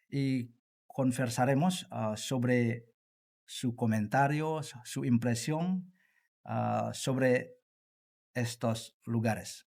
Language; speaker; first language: Spanish; non-native, learner; Indonesian